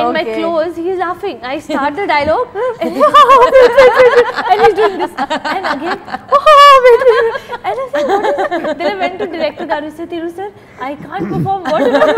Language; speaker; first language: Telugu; non-native, learner; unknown